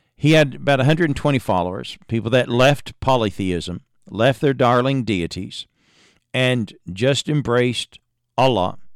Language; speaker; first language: English; native; English